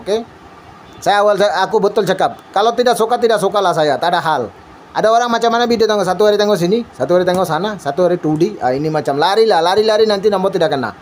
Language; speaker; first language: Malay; non-native, learner; Bangla